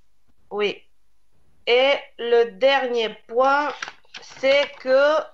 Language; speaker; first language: French; non-native, fluent; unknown